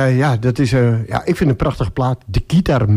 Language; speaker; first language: Dutch; native; Dutch